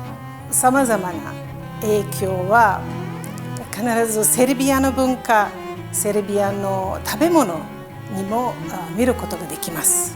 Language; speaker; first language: Japanese; non-native, fluent; Serbian